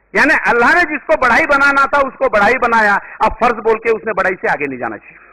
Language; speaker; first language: Hindi; non-native, local second language; Marathi